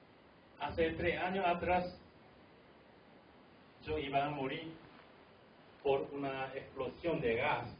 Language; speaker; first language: Spanish; non-native, fluent; Korean